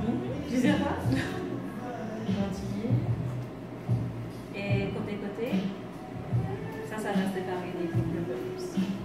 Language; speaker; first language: French; non-native, fluent; English